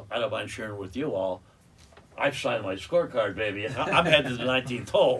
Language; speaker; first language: English; native; English